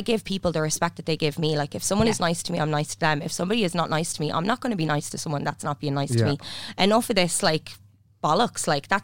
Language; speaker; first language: English; native; English